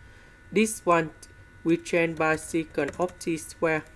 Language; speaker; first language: English; non-native, fluent; Vietnamese